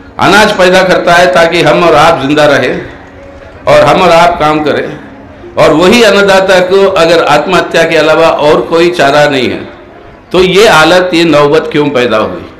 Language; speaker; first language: Hindi; non-native, local second language; Telugu